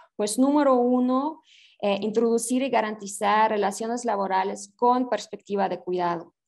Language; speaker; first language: Spanish; non-native, fluent; German